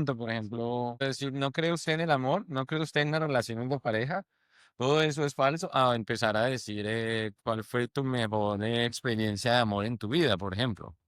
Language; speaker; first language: Spanish; native; Spanish